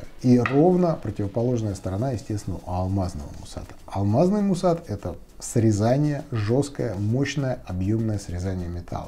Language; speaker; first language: Russian; native; Russian